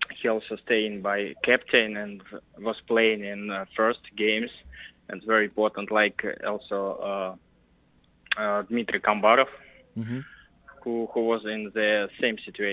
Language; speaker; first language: English; non-native, learner; Russian